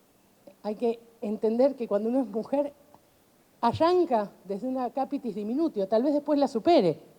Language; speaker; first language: Spanish; native; Spanish